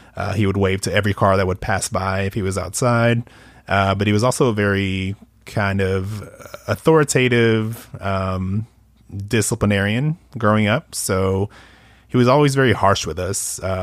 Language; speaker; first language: English; early bilingual, other home language; Spanish